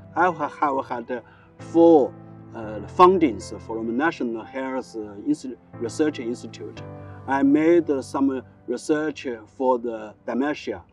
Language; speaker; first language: English; non-native, learner; Chinese